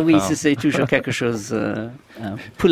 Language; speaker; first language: French; non-native, fluent; English